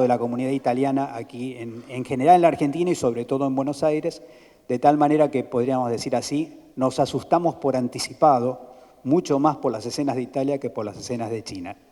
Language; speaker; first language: Spanish; native; Spanish